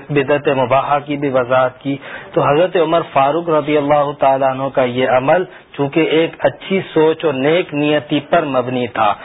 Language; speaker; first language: Urdu; native; Urdu